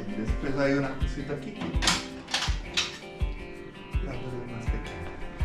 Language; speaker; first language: Spanish; non-native, fluent; Portuguese